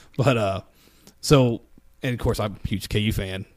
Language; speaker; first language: English; native; English